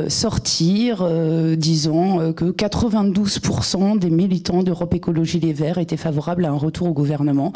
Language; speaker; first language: French; native; French